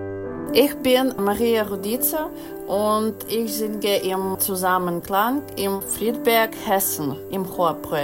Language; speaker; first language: German; non-native, learner; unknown